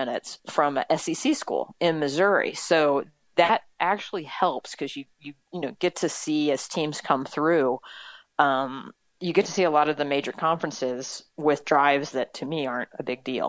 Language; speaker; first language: English; native; English